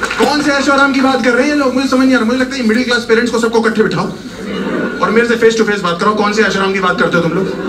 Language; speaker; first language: Hindi; native; Hindi